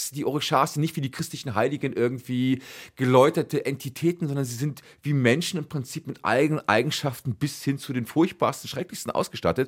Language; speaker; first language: German; native; German